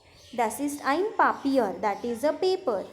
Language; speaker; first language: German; non-native, fluent; Marathi